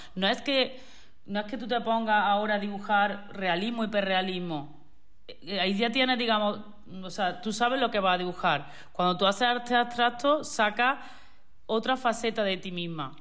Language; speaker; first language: Spanish; native; Spanish